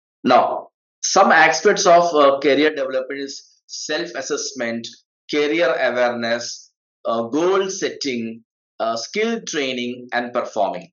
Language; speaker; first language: English; non-native, local second language; Malayalam